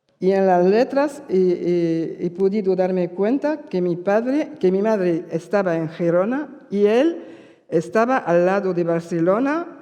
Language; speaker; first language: Spanish; early bilingual, heritage; Spanish